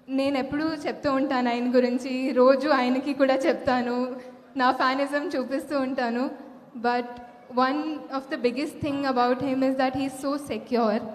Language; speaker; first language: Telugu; non-native, fluent; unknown